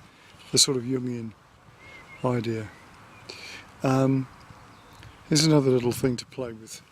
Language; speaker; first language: English; native; English